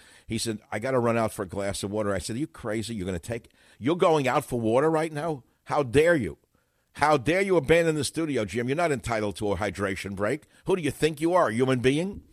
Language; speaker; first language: English; native; English